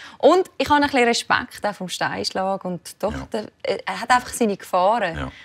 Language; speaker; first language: German; native; German